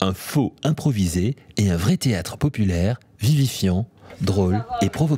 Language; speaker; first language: French; native; French